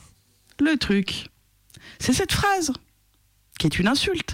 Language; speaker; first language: French; native; French